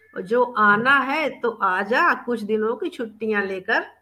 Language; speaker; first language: Hindi; native; Hindi